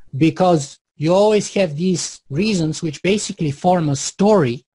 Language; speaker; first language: English; non-native, fluent; Bulgarian